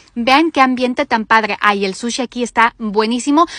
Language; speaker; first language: Spanish; early bilingual, heritage; Spanish